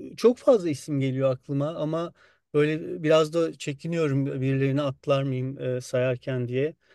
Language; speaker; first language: Turkish; native; Turkish